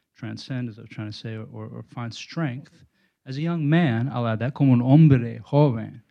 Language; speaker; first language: English; native; English